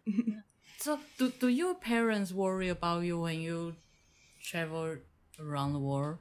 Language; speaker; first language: English; non-native, learner; Chinese